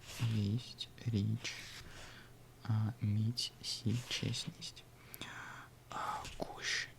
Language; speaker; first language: Ukrainian; non-native, learner; Russian